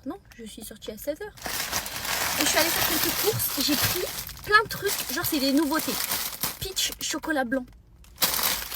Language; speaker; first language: French; native; French